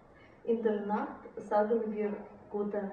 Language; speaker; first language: German; non-native, learner; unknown